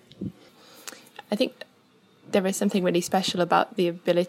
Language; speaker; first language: English; native; English